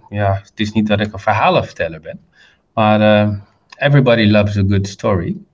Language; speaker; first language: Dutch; non-native, fluent; Arabic